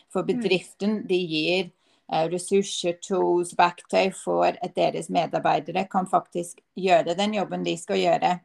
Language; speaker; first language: Norwegian; non-native, fluent; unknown